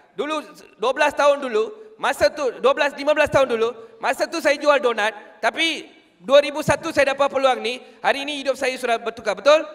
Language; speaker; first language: Malay; non-native, local second language; Tamil